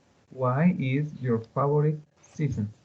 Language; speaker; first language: English; non-native, learner; Spanish